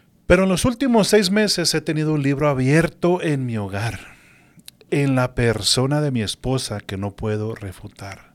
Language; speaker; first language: Spanish; native; Spanish